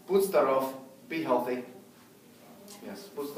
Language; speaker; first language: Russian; non-native, fluent; English